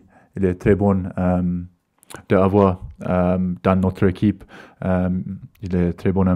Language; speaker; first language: French; non-native, learner; English